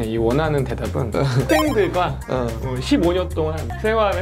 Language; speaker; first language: Korean; native; Korean